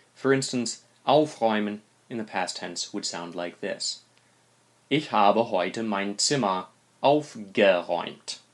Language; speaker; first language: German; non-native, fluent; English